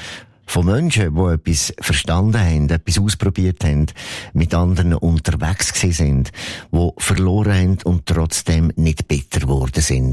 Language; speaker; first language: German; native; German